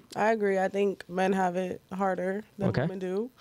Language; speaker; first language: English; native; English